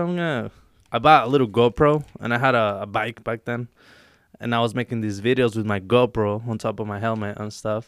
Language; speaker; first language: English; non-native, fluent; Spanish